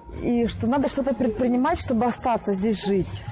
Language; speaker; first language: Russian; native; Russian